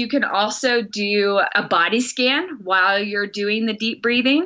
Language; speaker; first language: English; native; English